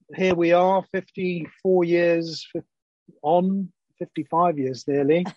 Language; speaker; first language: English; early bilingual, other home language; Greek